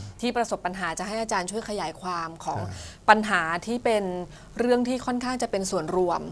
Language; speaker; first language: Thai; native; Thai